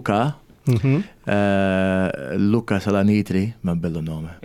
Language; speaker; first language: Italian; early bilingual, heritage; English